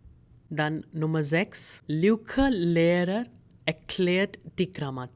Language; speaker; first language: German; non-native, fluent; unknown